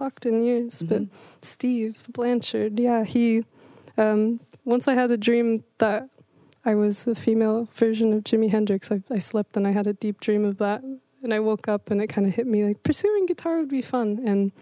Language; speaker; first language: English; native; English